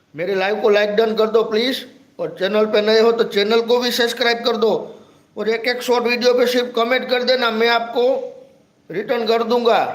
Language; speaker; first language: Hindi; non-native, local second language; Gujarati